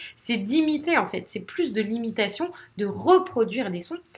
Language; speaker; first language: French; native; French